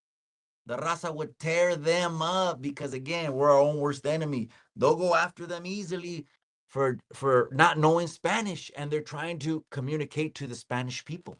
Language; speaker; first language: English; early bilingual, other home language; Spanish